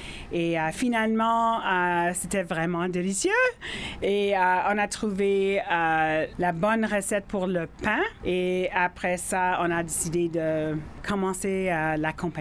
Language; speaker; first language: French; non-native, fluent; English